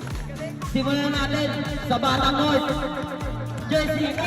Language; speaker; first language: Filipino; native; Filipino